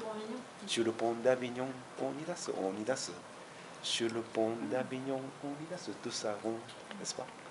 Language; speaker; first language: French; non-native, fluent; Japanese